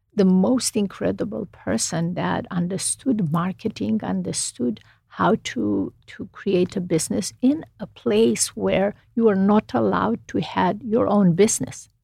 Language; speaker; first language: English; non-native, fluent; Romanian